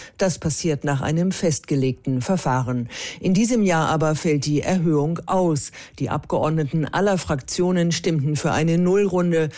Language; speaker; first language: German; native; German